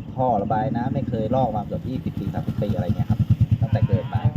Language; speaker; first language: Thai; native; Thai